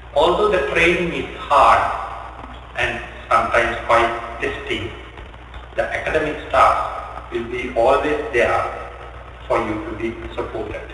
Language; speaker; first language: English; non-native, local second language; Sinhala